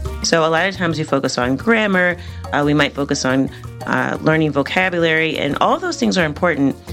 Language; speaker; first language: English; native; English